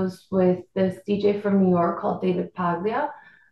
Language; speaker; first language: English; non-native, fluent; Spanish